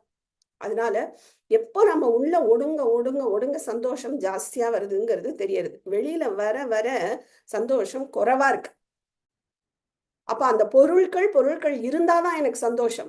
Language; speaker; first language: Tamil; native; Tamil